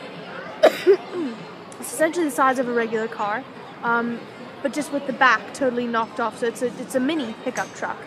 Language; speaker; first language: English; native; English